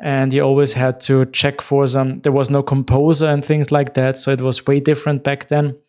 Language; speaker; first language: English; non-native, fluent; German